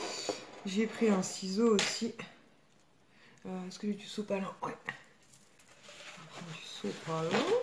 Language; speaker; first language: French; native; French